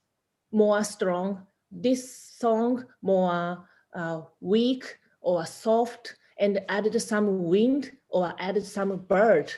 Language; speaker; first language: English; non-native, learner; Japanese